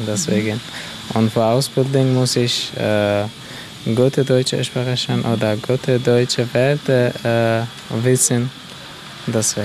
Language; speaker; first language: German; non-native, learner; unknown